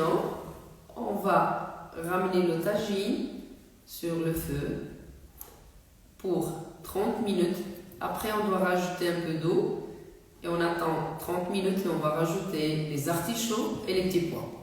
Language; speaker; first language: French; non-native, local second language; Arabic